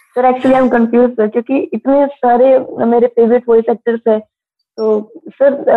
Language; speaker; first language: Hindi; native; Hindi